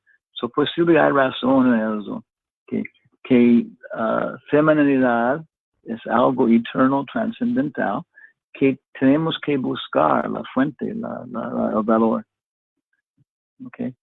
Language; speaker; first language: Spanish; non-native, fluent; English